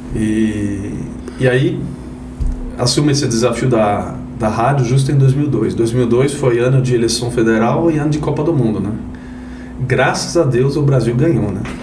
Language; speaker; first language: Portuguese; non-native, fluent; French